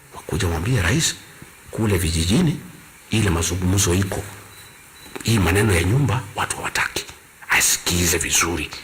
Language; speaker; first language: Swahili; non-native, local second language; Kikuyu